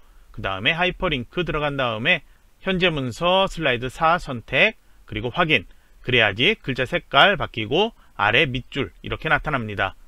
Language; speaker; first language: Korean; native; Korean